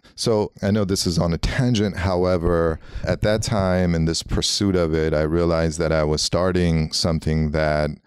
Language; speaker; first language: English; early bilingual, other home language; Armenian